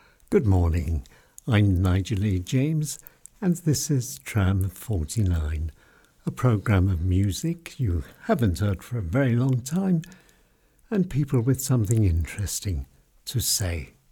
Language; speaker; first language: English; native; English